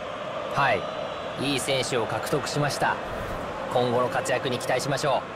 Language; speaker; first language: Japanese; native; Japanese